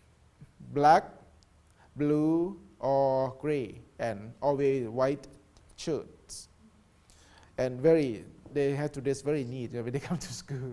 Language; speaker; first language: English; non-native, learner; Thai